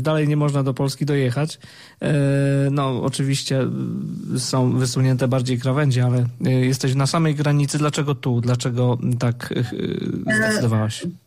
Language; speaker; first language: Polish; native; Polish